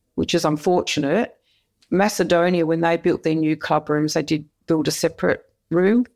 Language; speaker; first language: English; native; English